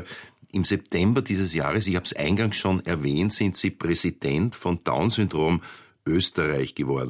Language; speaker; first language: German; native; German